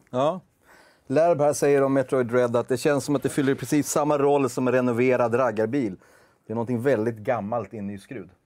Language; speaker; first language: Swedish; native; Swedish